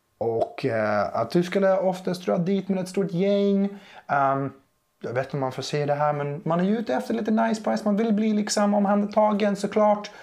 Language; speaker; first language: Swedish; non-native, fluent; English